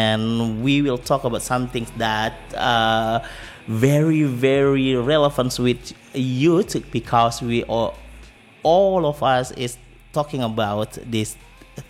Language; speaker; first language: English; non-native, learner; Indonesian